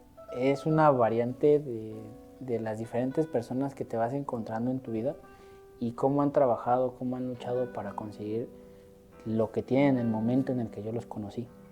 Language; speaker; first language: Spanish; native; Spanish